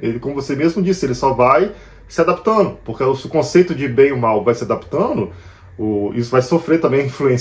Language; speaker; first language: Portuguese; native; Portuguese